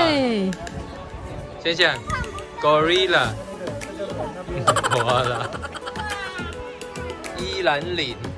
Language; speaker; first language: Chinese; native; Chinese